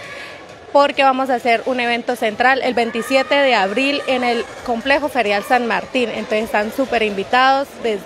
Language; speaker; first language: Spanish; native; Spanish